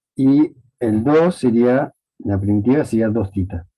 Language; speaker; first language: Spanish; native; Spanish